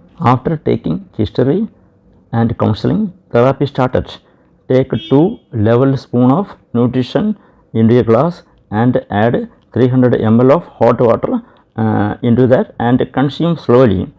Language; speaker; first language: English; non-native, local second language; Malayalam